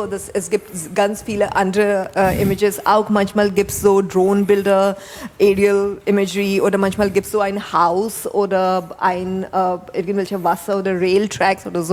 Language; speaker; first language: German; non-native, fluent; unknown